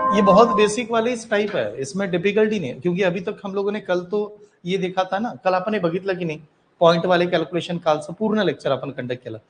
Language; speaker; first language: Hindi; non-native, local second language; Marathi